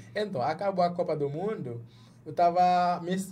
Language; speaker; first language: Portuguese; non-native, fluent; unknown